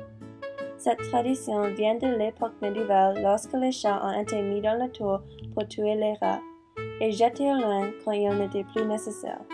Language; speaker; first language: French; non-native, learner; English